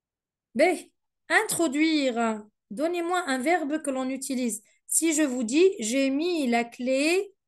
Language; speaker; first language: French; non-native, fluent; Arabic